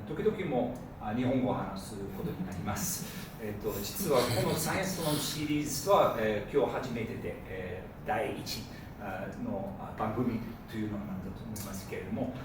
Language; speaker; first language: Japanese; non-native, fluent; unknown